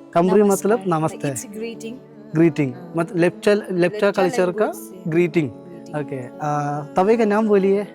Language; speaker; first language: Hindi; non-native, local second language; Malayalam